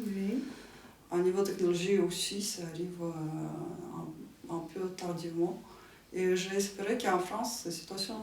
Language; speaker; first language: French; non-native, fluent; Ukrainian